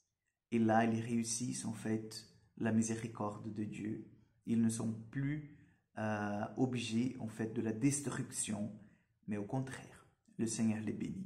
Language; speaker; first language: French; non-native, fluent; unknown